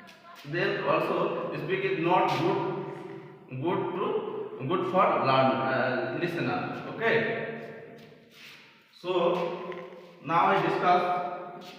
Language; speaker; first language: English; non-native, local second language; Bangla